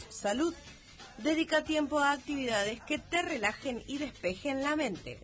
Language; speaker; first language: Spanish; native; Spanish